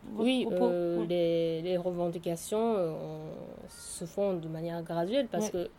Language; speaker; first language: French; non-native, fluent; Japanese